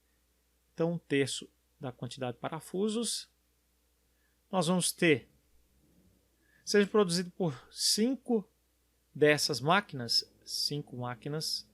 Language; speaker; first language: Portuguese; native; Portuguese